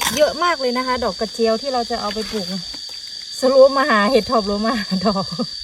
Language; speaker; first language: Thai; native; Thai